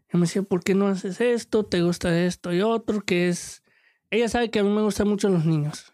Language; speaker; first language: Spanish; early bilingual, heritage; Spanish